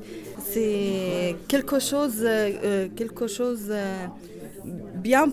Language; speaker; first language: French; non-native, learner; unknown